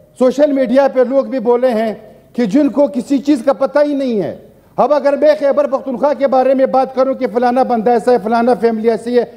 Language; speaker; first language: Urdu; non-native, local second language; Pashto